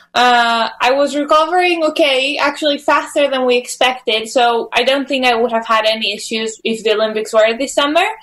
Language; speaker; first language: English; non-native, fluent; Greek